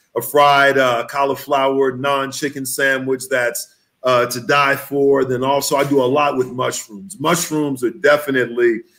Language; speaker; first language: English; native; English